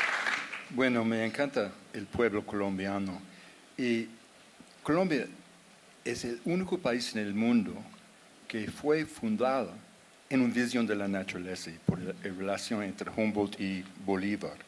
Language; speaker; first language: Spanish; non-native, fluent; English